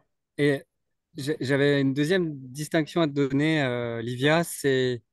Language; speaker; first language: French; native; French